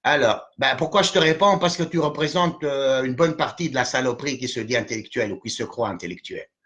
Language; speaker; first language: French; non-native, local second language; Arabic